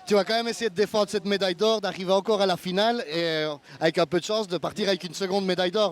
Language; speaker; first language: French; native; French